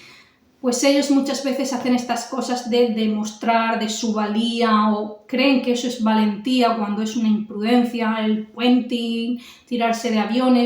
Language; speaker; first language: Spanish; native; Spanish